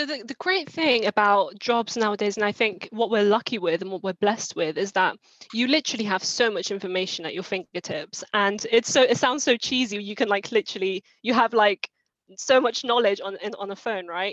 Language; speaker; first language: English; native; English